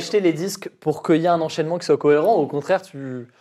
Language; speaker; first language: French; native; French